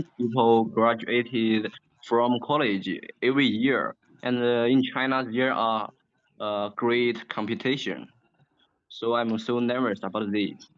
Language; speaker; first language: English; non-native, learner; Chinese